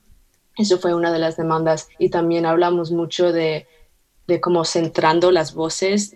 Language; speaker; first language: Spanish; early bilingual, heritage; Spanish